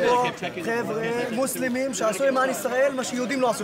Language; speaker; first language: Hebrew; non-native, local second language; Arabic